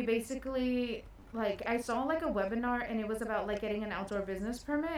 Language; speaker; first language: English; native; English